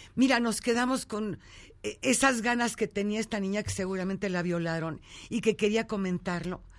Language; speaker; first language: Spanish; native; Spanish